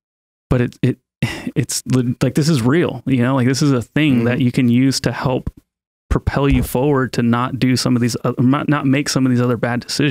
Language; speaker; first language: English; native; English